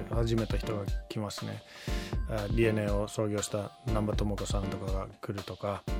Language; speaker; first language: Japanese; non-native, fluent; Finnish